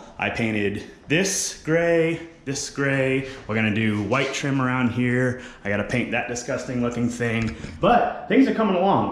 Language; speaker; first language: English; native; English